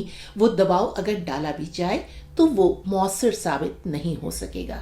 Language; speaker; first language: Urdu; native; Urdu